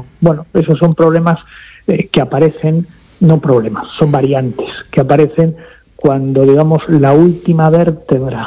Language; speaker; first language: Spanish; native; Spanish